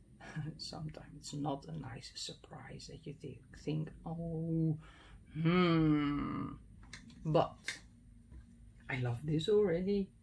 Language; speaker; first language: English; non-native, fluent; Dutch